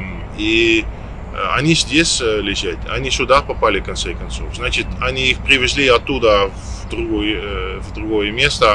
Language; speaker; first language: Russian; non-native, fluent; Dutch